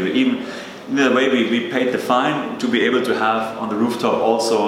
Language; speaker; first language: English; non-native, fluent; German